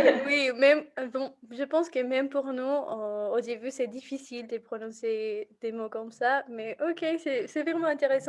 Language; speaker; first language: French; non-native, fluent; Spanish